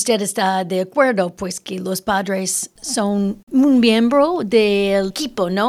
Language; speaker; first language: Spanish; early bilingual, heritage; Spanish